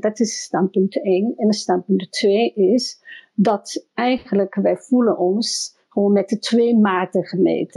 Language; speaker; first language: Dutch; non-native, fluent; Chinese